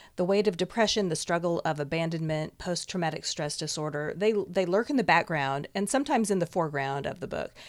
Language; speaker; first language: English; native; English